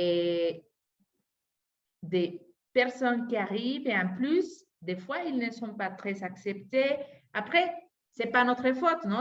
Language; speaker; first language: French; non-native, fluent; Spanish